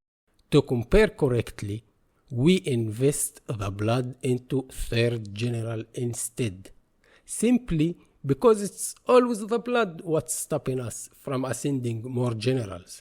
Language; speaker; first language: English; non-native, fluent; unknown